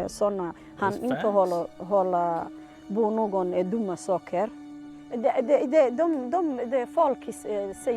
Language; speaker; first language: Swedish; non-native, learner; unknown